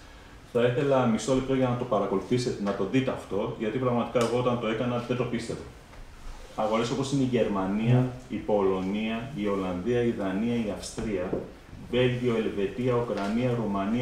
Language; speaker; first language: Greek; native; Greek